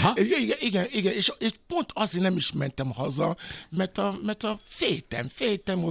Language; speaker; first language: Hungarian; non-native, learner; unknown